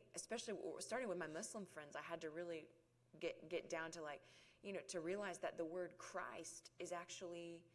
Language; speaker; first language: English; native; English